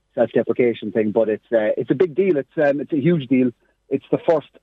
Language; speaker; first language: English; native; English